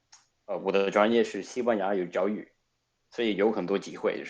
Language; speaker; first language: Chinese; non-native, fluent; Spanish